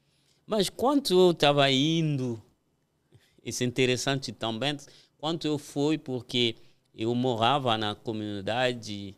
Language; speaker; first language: Portuguese; non-native, fluent; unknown